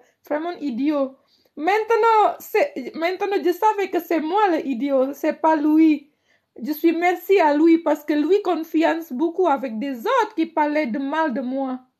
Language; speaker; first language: French; non-native, learner; Indonesian